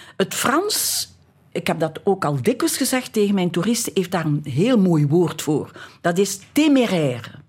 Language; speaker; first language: Dutch; native; Dutch